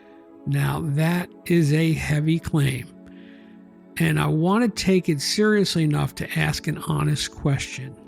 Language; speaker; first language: English; native; English